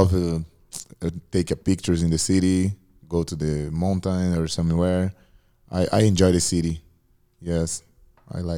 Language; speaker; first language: English; non-native, learner; Portuguese